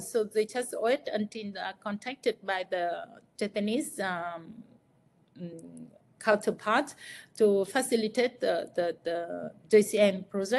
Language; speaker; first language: English; non-native, fluent; Vietnamese